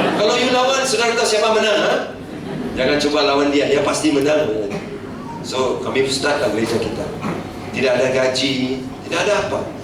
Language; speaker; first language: Malay; non-native, local second language; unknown